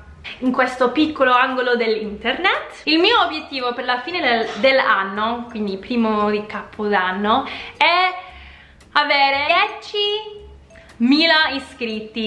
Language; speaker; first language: Italian; non-native, fluent; English